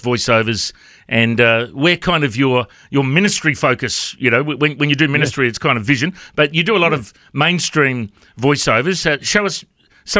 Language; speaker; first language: English; native; English